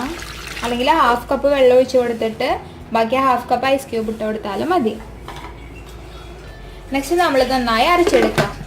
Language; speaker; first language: Malayalam; native; Malayalam